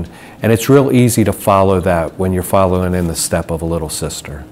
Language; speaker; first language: English; native; English